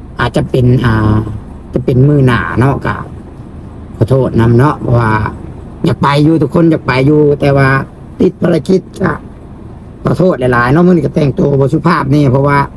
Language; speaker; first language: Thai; non-native, local second language; Lao